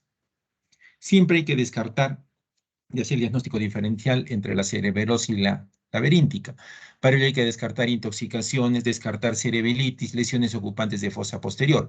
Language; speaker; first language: Spanish; native; Spanish